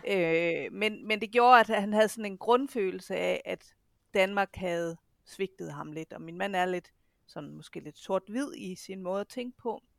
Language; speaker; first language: Danish; native; Danish